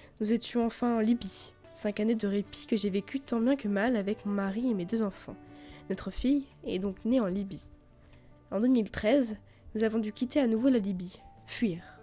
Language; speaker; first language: French; native; French